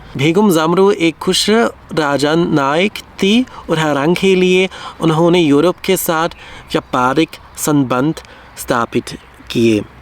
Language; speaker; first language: Hindi; non-native, learner; German